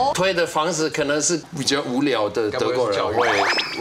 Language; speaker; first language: Chinese; non-native, fluent; German